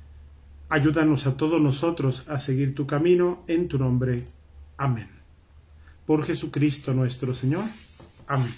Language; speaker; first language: Spanish; native; Spanish